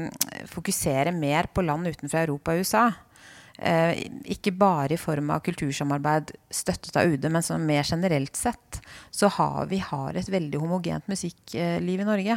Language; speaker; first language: Norwegian; native; Norwegian